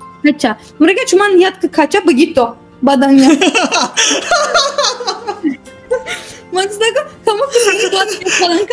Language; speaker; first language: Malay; non-native, fluent; Turkish